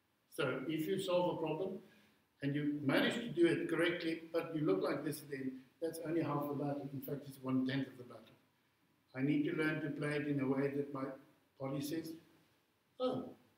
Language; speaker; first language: English; non-native, local second language; Afrikaans